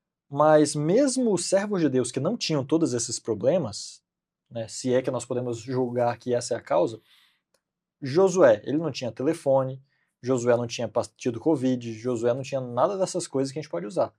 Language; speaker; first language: Portuguese; native; Portuguese